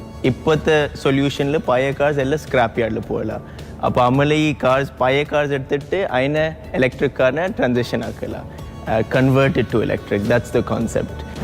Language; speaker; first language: Malayalam; early bilingual, heritage; Malayalam